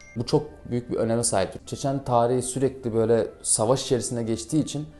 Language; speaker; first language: Turkish; non-native, fluent; Russian